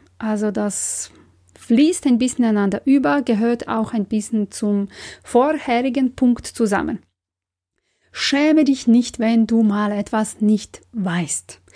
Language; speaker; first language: German; non-native, fluent; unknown